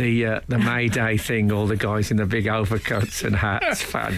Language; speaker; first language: English; native; English